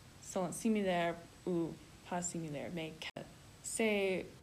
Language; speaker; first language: French; non-native, learner; English